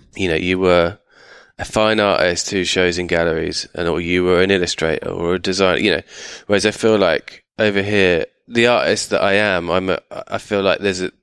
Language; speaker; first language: English; native; English